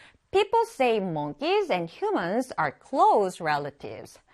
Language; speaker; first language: English; non-native, fluent; Korean